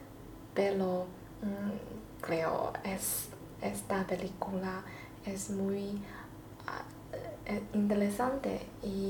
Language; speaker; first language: Spanish; non-native, learner; Chinese